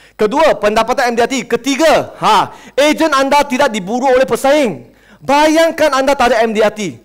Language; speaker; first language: Malay; non-native, local second language; Chinese